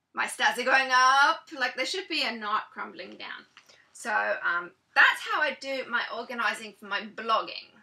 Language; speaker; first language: English; native; English